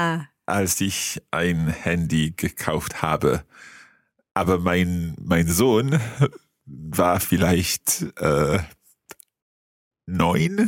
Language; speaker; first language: German; non-native, learner; English